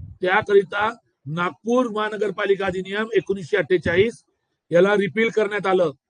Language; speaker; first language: Marathi; non-native, local second language; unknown